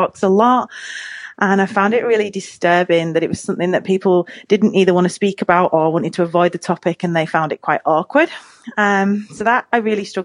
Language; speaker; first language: English; native; English